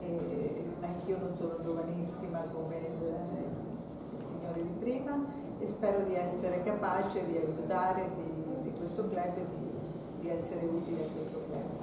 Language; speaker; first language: Italian; native; Italian